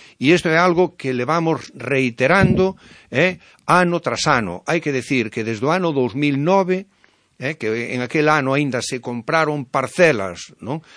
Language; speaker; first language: Galician; native; Galician